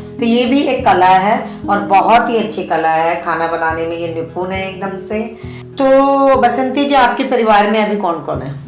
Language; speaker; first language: Hindi; native; Hindi